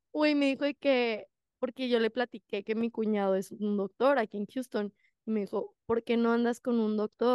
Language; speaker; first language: Spanish; early bilingual, heritage; Spanish